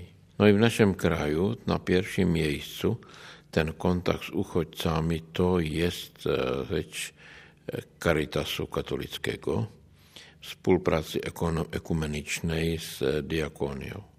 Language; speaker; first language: Polish; non-native, learner; Czech